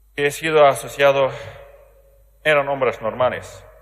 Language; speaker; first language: Spanish; non-native, learner; Arabic